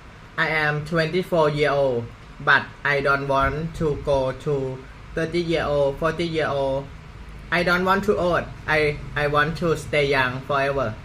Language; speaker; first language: English; non-native, learner; Thai